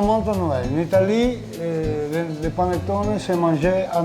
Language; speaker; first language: French; non-native, learner; Italian